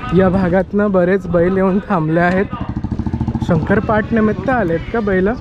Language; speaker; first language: Marathi; native; Marathi